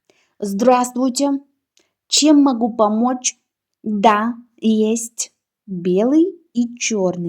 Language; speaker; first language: Russian; non-native, fluent; Uzbek